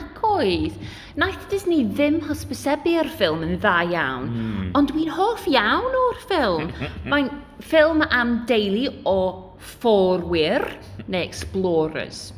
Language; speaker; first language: Welsh; non-native, learner; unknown